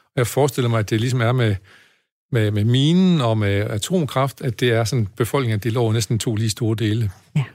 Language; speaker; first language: Danish; native; Danish